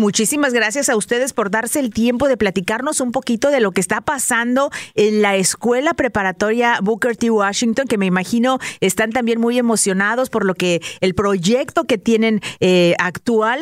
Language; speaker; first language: Spanish; native; Spanish